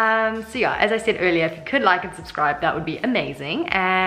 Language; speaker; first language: English; native; English